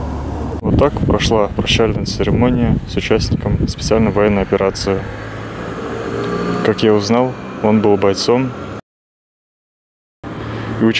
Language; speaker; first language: Russian; native; Russian